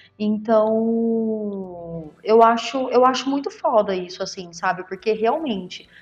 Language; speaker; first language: Portuguese; native; Portuguese